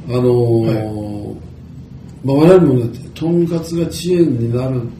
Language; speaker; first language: Japanese; native; Japanese